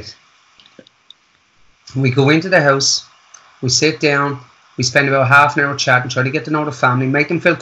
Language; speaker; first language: English; native; English